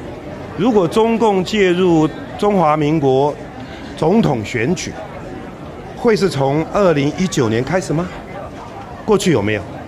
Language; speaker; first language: Chinese; native; Chinese